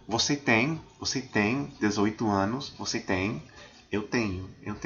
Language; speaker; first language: Portuguese; non-native, fluent; English